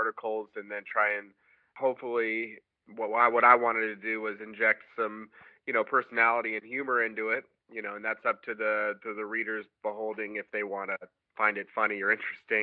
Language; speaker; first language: English; native; English